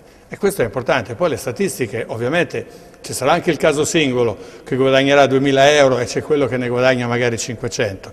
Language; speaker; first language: Italian; native; Italian